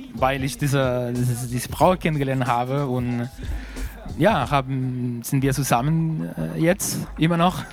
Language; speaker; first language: German; non-native, fluent; Spanish